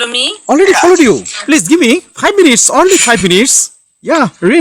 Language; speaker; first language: English; non-native, learner; Bangla